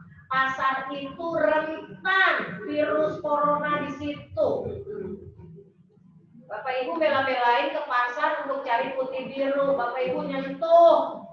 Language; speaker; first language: Indonesian; native; Indonesian